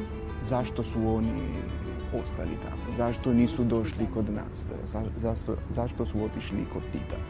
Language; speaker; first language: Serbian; non-native, fluent; Italian